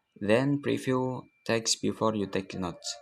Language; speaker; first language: English; non-native, learner; Indonesian